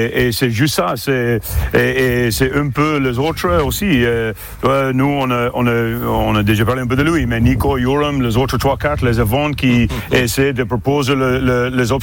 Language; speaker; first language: French; non-native, fluent; English